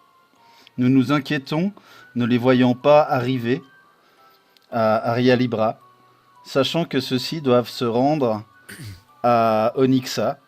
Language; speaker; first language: French; native; French